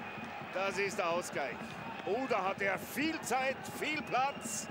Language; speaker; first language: German; native; German